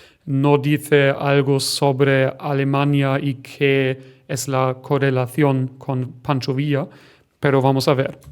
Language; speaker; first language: Spanish; non-native, fluent; German